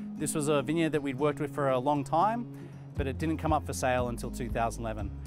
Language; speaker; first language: English; native; English